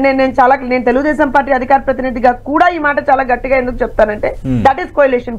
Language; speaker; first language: Telugu; native; Telugu